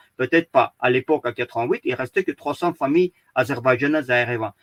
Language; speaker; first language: French; early bilingual, other home language; Azerbaijani